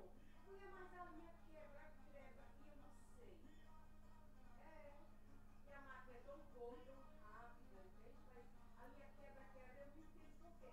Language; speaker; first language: Portuguese; native; Portuguese